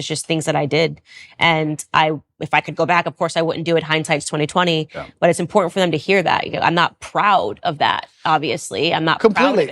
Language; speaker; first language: English; native; English